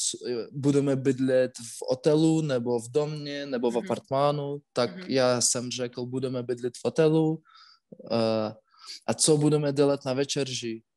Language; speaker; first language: Czech; non-native, learner; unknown